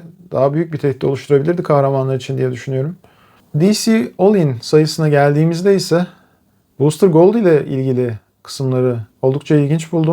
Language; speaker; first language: Turkish; native; Turkish